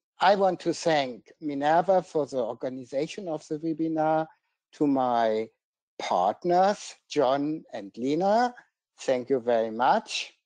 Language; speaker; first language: English; non-native, fluent; German